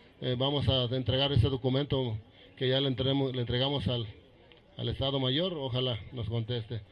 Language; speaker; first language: Spanish; non-native, local second language; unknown